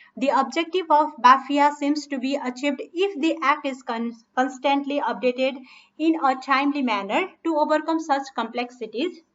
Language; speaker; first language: English; non-native, local second language; Nepali